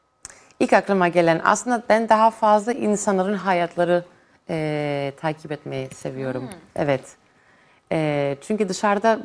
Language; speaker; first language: Turkish; non-native, fluent; Greek